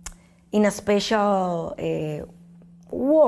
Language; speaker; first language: English; non-native, learner; Spanish